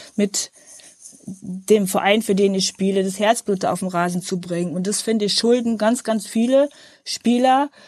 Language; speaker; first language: German; native; German